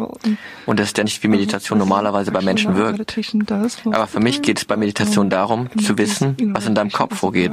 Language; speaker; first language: German; non-native, fluent; English